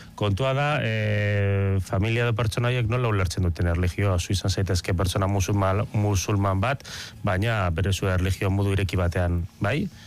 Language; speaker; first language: Basque; native; Basque